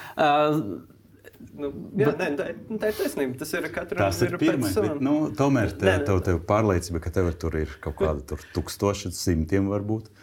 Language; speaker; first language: Latvian; non-native, local second language; Russian